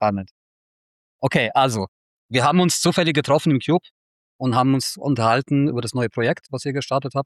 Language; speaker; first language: German; native; German